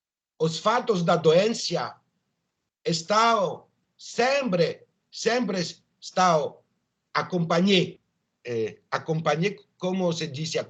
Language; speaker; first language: Portuguese; non-native, learner; French